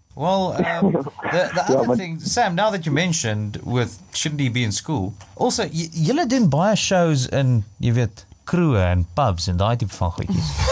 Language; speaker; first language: English; non-native, local second language; Afrikaans